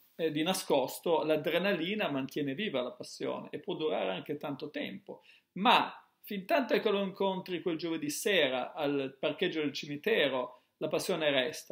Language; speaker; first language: Italian; native; Italian